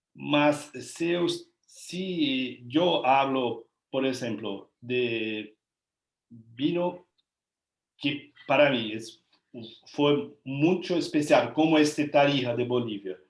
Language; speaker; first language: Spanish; non-native, learner; Portuguese